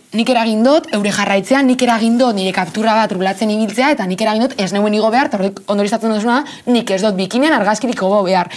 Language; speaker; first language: Basque; native; Basque